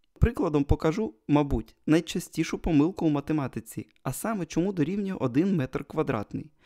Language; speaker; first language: Ukrainian; non-native, local second language; Russian